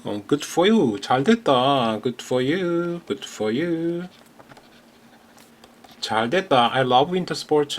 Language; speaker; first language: English; non-native, fluent; Korean